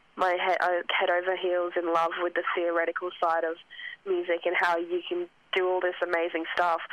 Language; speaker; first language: English; non-native, local second language; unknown